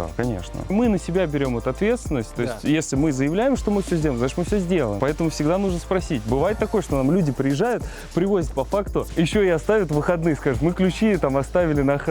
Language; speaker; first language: Russian; native; Russian